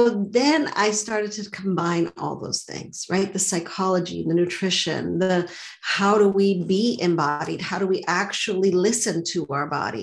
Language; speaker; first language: English; native; English